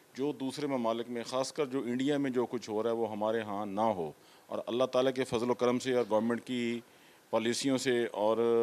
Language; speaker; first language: Urdu; non-native, local second language; Punjabi